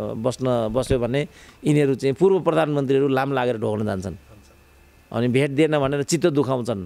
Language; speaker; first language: Nepali; native; Nepali